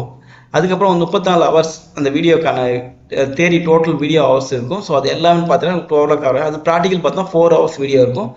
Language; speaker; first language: Tamil; native; Tamil